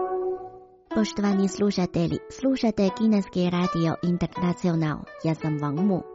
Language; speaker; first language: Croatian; non-native, fluent; Chinese